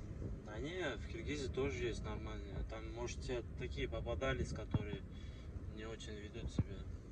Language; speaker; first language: Russian; non-native, local second language; Kyrgyz